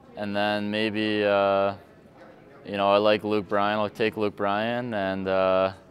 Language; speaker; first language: English; native; English